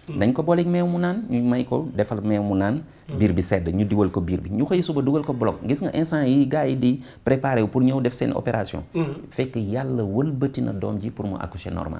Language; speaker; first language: Wolof; native; Wolof